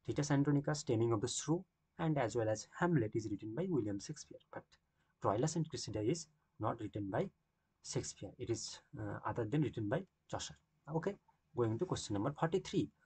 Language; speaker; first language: English; non-native, local second language; Bangla